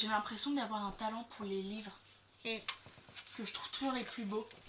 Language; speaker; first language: French; native; French